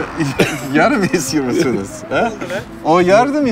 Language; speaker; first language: Turkish; non-native, learner; Dutch